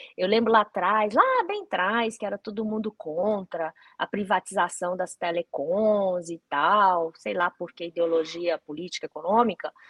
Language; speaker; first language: Portuguese; early bilingual, other home language; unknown